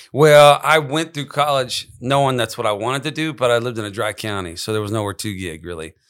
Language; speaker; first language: English; native; English